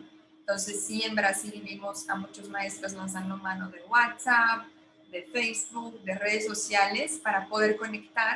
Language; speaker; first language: Spanish; non-native, fluent; Portuguese